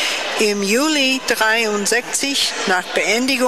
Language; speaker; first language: German; non-native, fluent; English